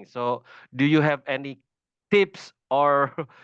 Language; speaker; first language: English; non-native, fluent; Indonesian